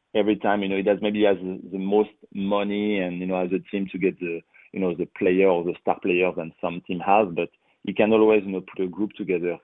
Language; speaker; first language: English; non-native, fluent; French